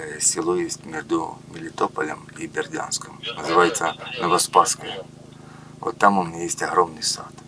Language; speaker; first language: Russian; native; Russian